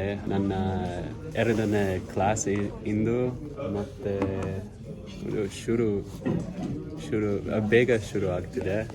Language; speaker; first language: Kannada; non-native, learner; English